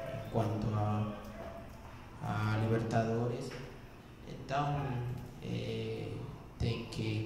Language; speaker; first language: Portuguese; non-native, learner; Spanish